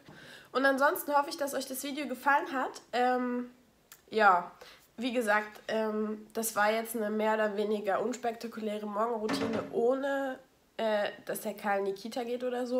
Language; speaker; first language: German; native; German